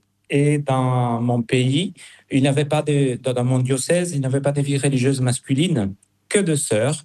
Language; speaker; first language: French; non-native, fluent; Spanish